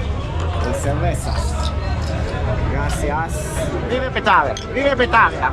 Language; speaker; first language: Spanish; non-native, learner; English